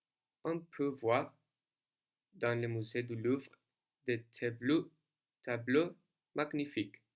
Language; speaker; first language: French; non-native, learner; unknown